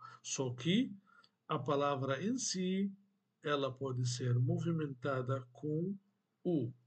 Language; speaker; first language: Portuguese; non-native, fluent; Arabic